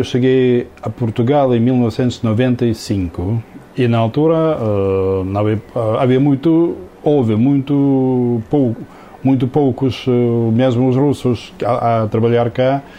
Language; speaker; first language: Portuguese; non-native, learner; Russian